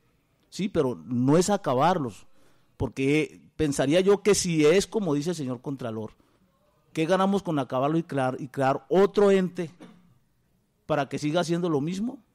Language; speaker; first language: Spanish; native; Spanish